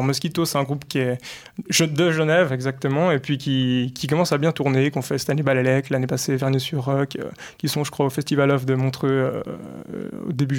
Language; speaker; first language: French; native; French